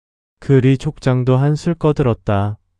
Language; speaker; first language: Korean; native; Korean